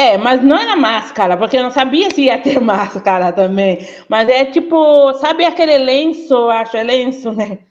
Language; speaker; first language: Portuguese; non-native, fluent; Haitian Creole